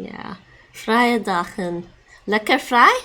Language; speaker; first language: Dutch; non-native, fluent; English